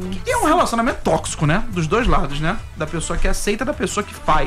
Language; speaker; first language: Portuguese; native; Portuguese